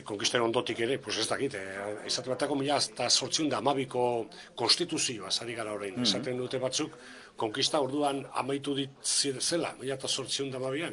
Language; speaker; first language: Basque; native; Basque